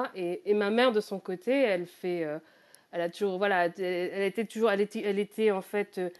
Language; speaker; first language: French; native; French